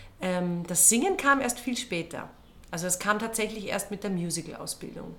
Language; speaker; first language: German; native; German